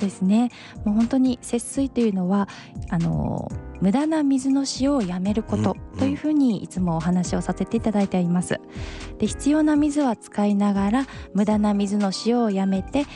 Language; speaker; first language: Japanese; native; Japanese